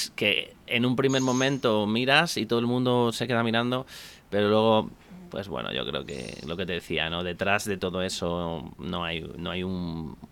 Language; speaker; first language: Spanish; native; Spanish